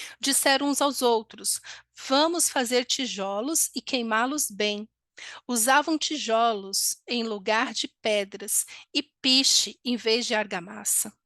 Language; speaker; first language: Portuguese; native; Portuguese